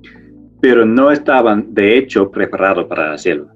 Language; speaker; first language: Spanish; non-native, fluent; English